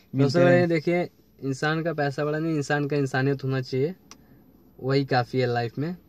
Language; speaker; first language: Hindi; native; Hindi